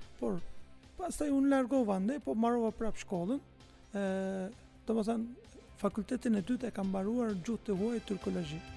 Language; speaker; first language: Albanian; non-native, fluent; Turkish